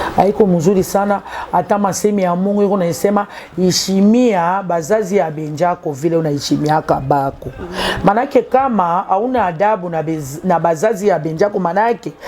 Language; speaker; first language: Swahili; native; Swahili